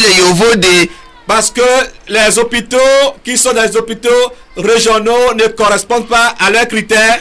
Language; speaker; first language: French; non-native, local second language; Ewe